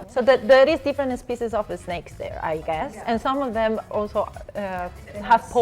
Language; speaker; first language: English; non-native, fluent; Spanish